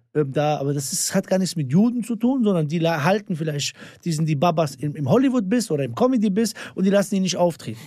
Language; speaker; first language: German; early bilingual, other home language; Bosnian